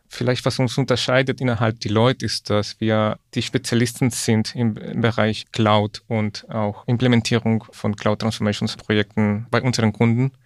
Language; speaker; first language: German; non-native, fluent; Spanish